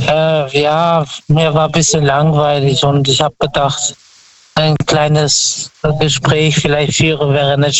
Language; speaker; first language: German; non-native, fluent; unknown